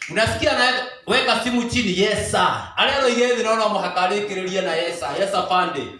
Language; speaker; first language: Swahili; non-native, local second language; Kikuyu